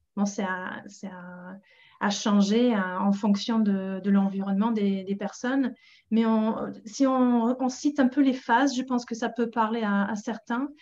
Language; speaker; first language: French; non-native, fluent; English